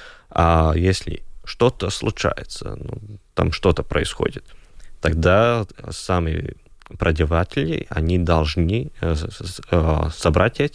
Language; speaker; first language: Russian; non-native, local second language; Latvian